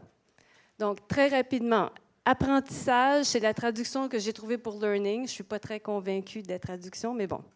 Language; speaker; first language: French; native; French